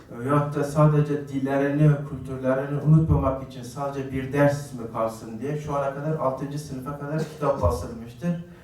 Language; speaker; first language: Turkish; non-native, fluent; Uzbek